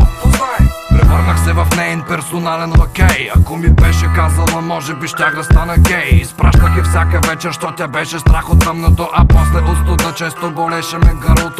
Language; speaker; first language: Bulgarian; native; Bulgarian